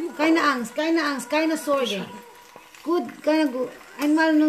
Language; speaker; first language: German; non-native, learner; Cebuano